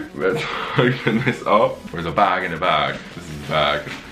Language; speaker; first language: English; native; English